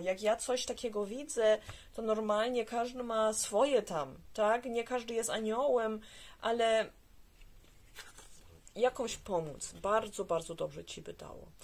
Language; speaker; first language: Polish; early bilingual, heritage; Polish